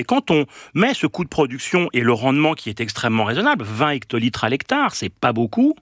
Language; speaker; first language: French; native; French